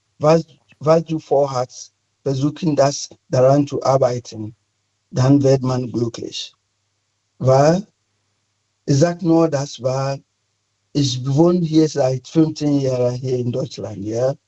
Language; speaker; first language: German; non-native, fluent; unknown